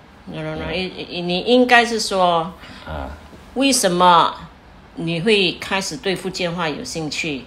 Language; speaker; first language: Chinese; non-native, local second language; Min Nan Chinese